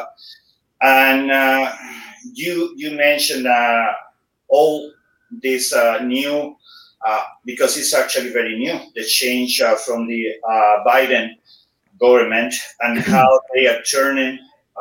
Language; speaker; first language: English; non-native, fluent; Spanish